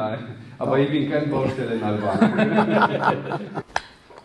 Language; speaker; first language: German; non-native, learner; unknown